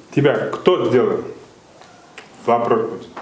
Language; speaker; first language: Russian; non-native, learner; Kyrgyz